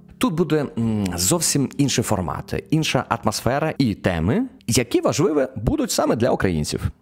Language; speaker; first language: Ukrainian; non-native, local second language; Russian